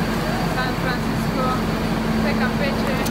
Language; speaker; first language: Spanish; non-native, fluent; German